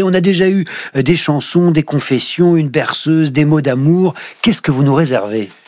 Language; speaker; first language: French; native; French